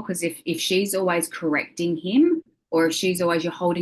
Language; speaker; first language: English; native; English